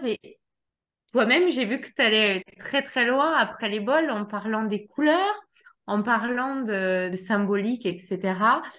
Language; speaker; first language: French; native; French